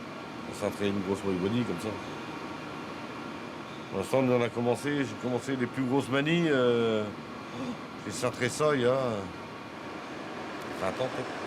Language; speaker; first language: French; native; French